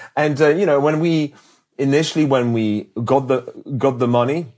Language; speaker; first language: English; early bilingual, other home language; Polish